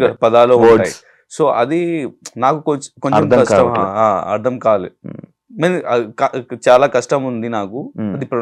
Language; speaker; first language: Telugu; non-native, learner; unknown